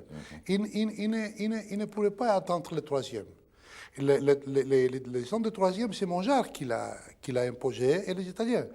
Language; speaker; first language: French; non-native, fluent; Greek